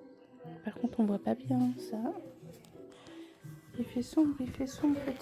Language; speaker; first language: French; native; French